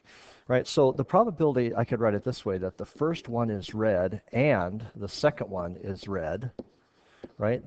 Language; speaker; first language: English; native; English